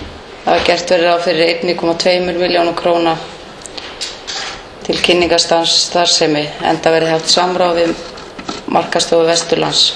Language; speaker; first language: Icelandic; native; Icelandic